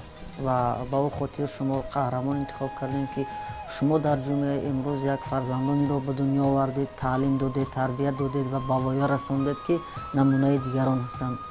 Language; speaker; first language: Persian; native; Persian